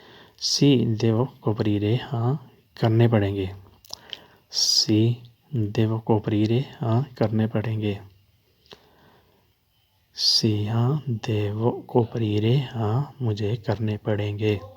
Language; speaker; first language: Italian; non-native, learner; Urdu